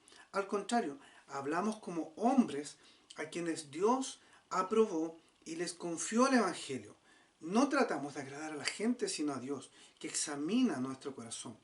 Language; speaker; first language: Spanish; native; Spanish